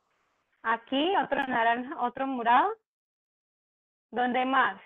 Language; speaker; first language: Spanish; native; Spanish